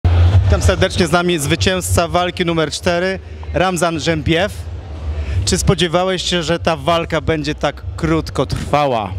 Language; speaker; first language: Polish; native; Polish